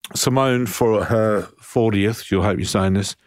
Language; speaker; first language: English; native; English